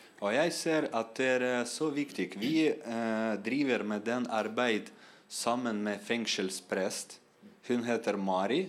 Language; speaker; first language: Norwegian; non-native, learner; Russian